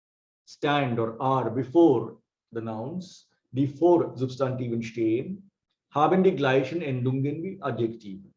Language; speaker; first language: German; non-native, fluent; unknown